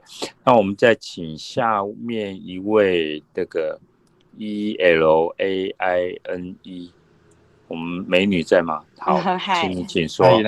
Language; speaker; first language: Chinese; native; Chinese